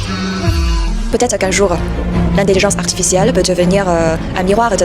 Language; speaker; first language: French; non-native, fluent; Chinese